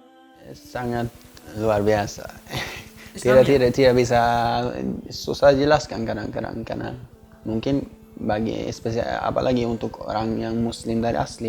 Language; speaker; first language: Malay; non-native, fluent; Swedish